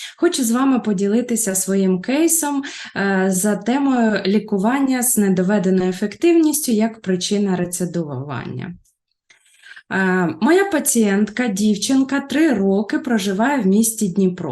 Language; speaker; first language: Ukrainian; native; Ukrainian